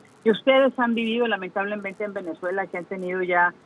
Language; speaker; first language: Spanish; native; Spanish